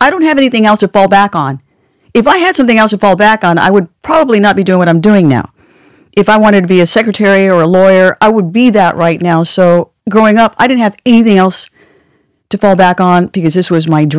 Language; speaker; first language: English; native; English